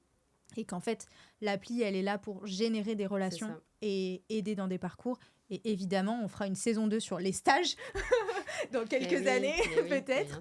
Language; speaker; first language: French; native; French